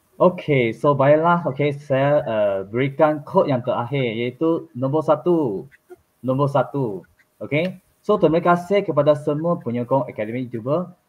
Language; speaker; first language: Malay; non-native, local second language; Chinese